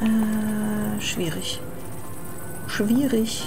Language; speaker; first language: German; native; German